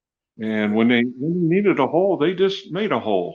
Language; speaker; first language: English; native; English